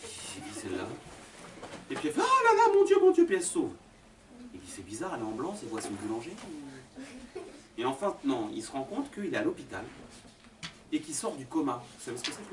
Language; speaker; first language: French; native; French